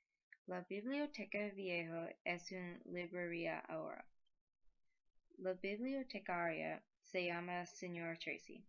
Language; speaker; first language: Spanish; non-native, learner; English